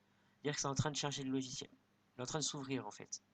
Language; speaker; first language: French; native; French